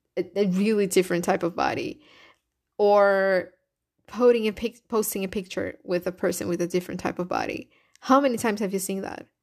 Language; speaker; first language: English; non-native, fluent; Portuguese